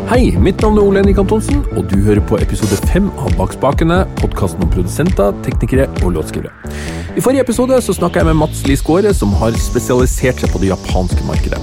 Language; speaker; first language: Norwegian; native; Norwegian